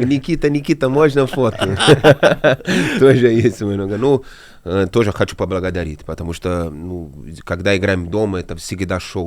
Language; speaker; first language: Russian; non-native, learner; Portuguese